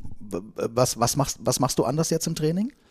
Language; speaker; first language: German; native; German